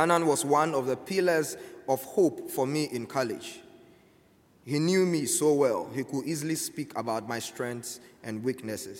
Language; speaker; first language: English; non-native, local second language; Akan